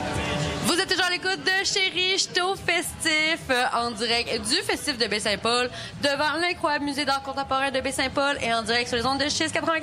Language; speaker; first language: French; native; French